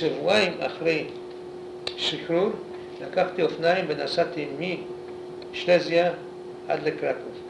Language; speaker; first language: Hebrew; non-native, fluent; Polish